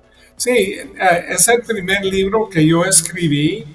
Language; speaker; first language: Spanish; early bilingual, heritage; Spanish